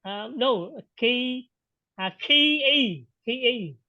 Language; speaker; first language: English; non-native, learner; Vietnamese